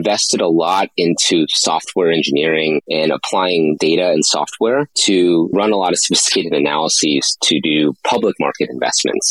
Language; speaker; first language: English; native; English